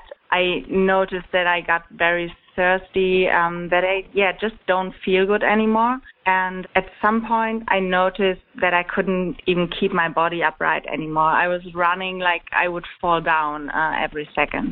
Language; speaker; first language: English; non-native, fluent; German